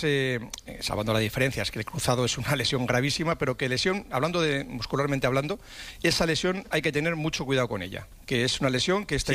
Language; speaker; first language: Spanish; native; Spanish